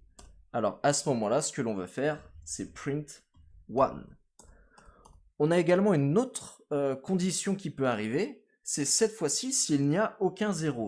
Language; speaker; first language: French; native; French